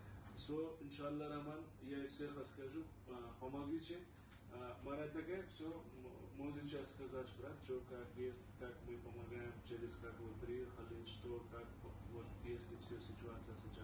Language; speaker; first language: Russian; non-native, learner; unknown